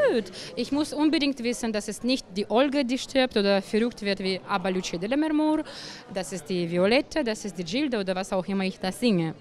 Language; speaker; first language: German; non-native, fluent; Russian